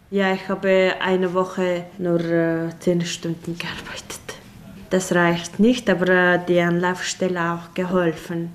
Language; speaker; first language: German; non-native, learner; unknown